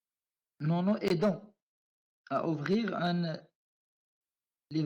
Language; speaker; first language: French; non-native, learner; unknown